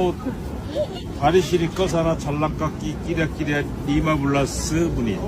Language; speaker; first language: Indonesian; non-native, learner; English